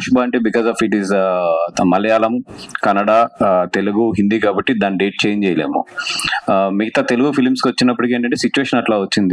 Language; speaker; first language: Telugu; native; Telugu